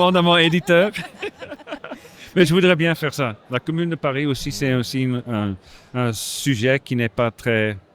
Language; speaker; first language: French; non-native, local second language; Dutch